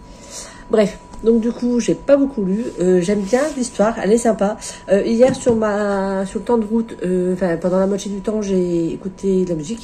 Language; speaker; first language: French; native; French